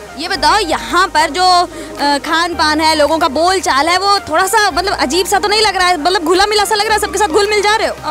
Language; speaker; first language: Hindi; native; Hindi